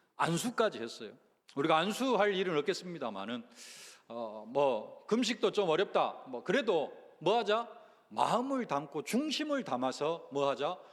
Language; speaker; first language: Korean; native; Korean